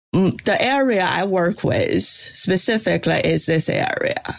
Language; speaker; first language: English; non-native, fluent; Chinese